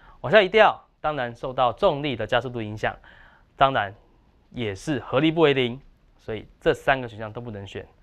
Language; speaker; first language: Chinese; native; Chinese